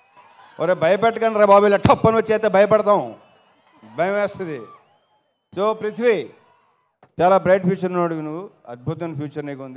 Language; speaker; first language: Telugu; native; Telugu